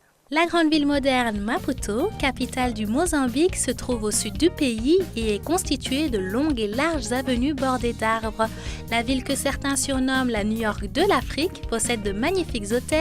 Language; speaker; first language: French; native; French